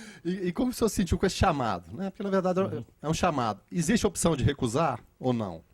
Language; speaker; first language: Portuguese; native; Portuguese